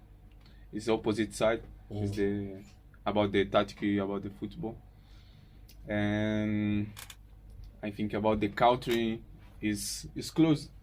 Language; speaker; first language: English; non-native, learner; Portuguese